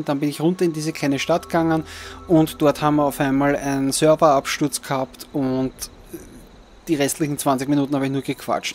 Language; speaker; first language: German; native; German